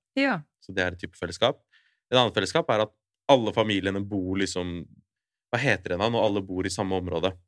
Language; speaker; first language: Norwegian; early bilingual, other home language; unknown